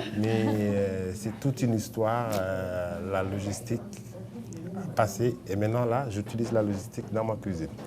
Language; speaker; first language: French; non-native, local second language; Wolof